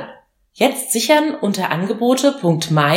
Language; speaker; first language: German; native; German